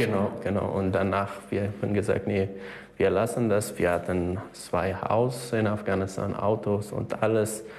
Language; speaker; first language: German; non-native, learner; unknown